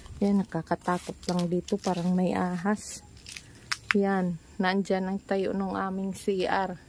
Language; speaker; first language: Filipino; non-native, local second language; Cebuano